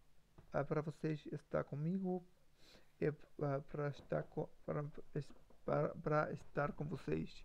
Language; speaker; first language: Portuguese; non-native, learner; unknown